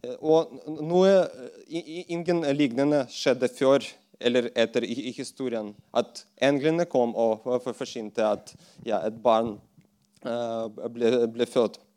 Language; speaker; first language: Norwegian; non-native, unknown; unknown